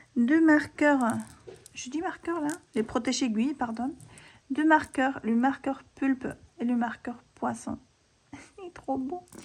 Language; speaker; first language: French; non-native, fluent; Spanish